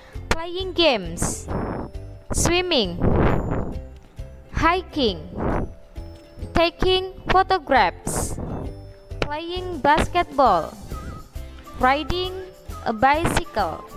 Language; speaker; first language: English; non-native, fluent; Indonesian